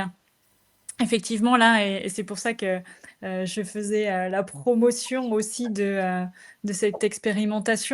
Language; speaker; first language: French; native; French